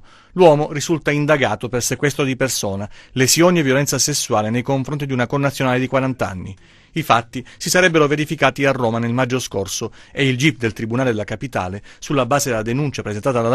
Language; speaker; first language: Italian; native; Italian